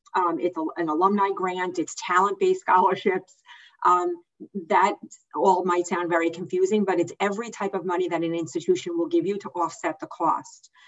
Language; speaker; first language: English; native; English